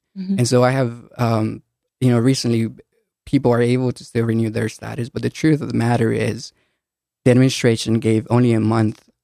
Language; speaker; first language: English; early bilingual, other home language; Spanish